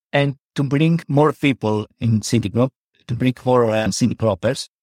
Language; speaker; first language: English; non-native, learner; Greek